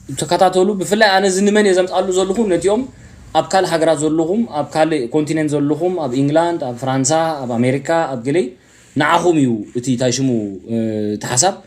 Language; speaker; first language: Tigrinya; early bilingual, heritage; Tigrinya